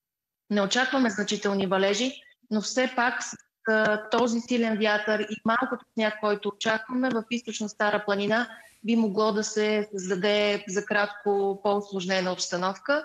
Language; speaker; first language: Bulgarian; native; Bulgarian